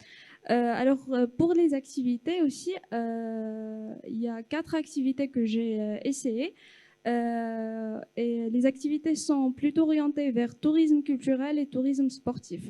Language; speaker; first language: French; non-native, local second language; Arabic